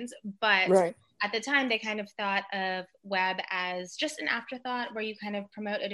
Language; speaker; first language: English; native; English